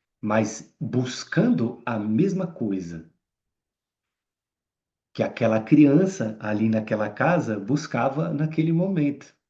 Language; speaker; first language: Portuguese; native; Portuguese